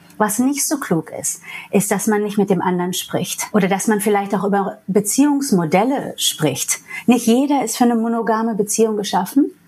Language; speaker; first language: German; non-native, fluent; English